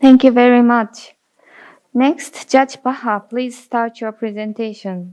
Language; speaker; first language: English; non-native, fluent; Japanese